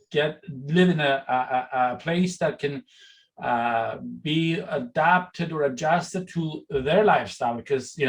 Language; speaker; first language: English; non-native, fluent; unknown